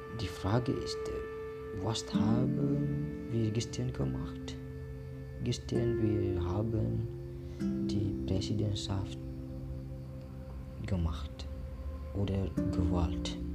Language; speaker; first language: German; non-native, learner; Indonesian